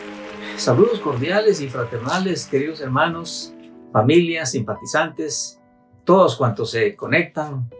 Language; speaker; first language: Spanish; native; Spanish